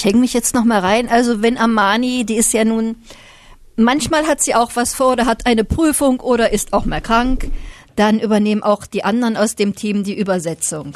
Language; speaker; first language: German; native; German